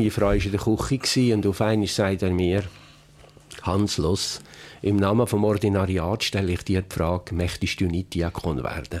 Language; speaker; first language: German; native; German